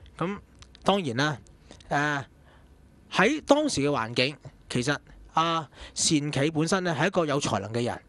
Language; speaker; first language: Cantonese; native; Cantonese